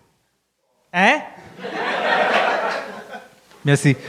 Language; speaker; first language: French; non-native, learner; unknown